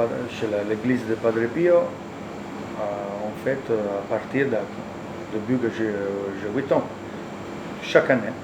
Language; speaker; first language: French; non-native, learner; Italian